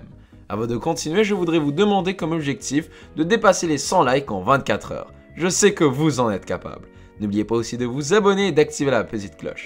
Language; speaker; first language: French; native; French